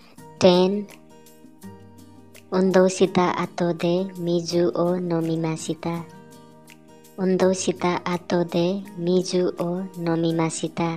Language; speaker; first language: Japanese; non-native, learner; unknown